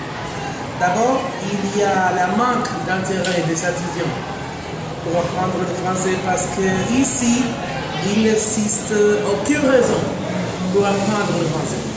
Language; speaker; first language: French; non-native, fluent; Spanish